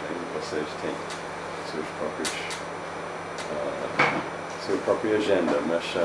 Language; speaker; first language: Portuguese; non-native, fluent; English